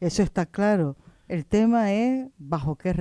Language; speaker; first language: Spanish; native; Spanish